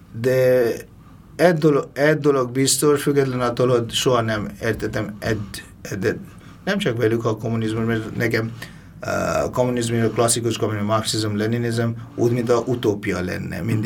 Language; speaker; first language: Hungarian; non-native, fluent; Bangla